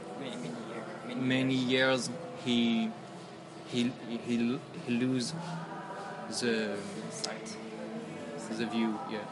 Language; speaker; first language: English; non-native, learner; French